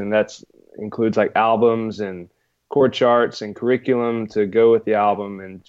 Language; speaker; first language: English; native; English